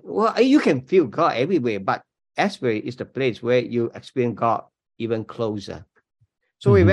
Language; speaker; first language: English; non-native, local second language; Min Nan Chinese